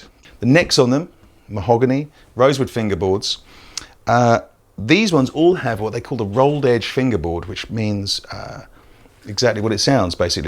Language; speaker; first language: English; native; English